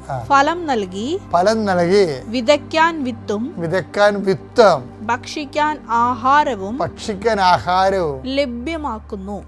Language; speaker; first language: Malayalam; native; Malayalam